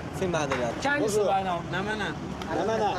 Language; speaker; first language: French; native; French